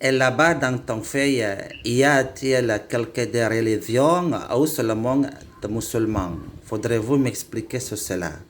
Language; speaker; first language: French; non-native, learner; Indonesian